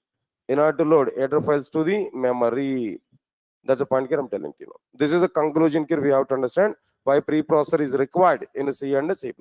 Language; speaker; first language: English; non-native, local second language; Telugu